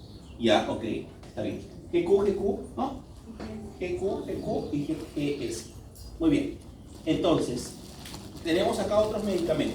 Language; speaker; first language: Spanish; native; Spanish